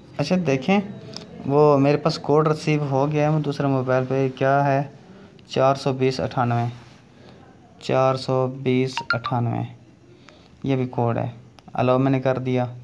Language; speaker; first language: Urdu; native; Urdu